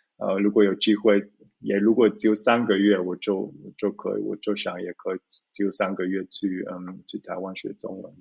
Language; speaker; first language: Chinese; early bilingual, heritage; Chinese